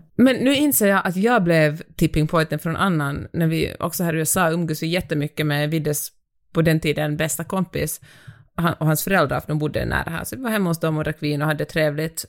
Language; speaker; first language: Swedish; native; Swedish